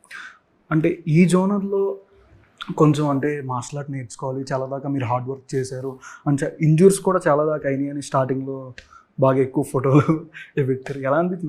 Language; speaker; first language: Telugu; native; Telugu